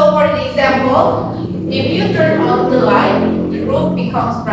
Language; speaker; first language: English; non-native, fluent; Indonesian